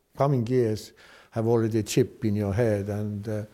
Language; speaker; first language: English; non-native, fluent; Estonian